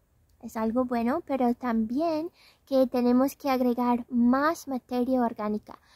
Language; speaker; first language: Spanish; non-native, fluent; English